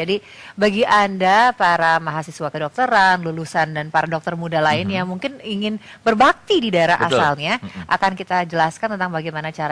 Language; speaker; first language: Indonesian; native; Indonesian